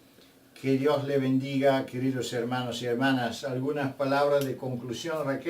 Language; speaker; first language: Spanish; non-native, fluent; Bulgarian